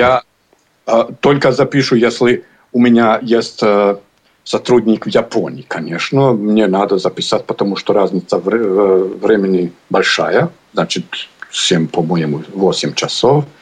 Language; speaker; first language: Russian; non-native, learner; Bosnian